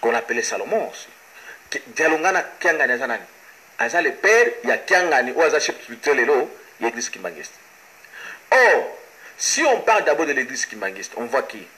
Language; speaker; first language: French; non-native, local second language; Lingala